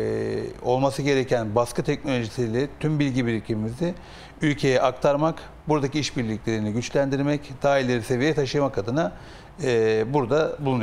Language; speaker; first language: Turkish; native; Turkish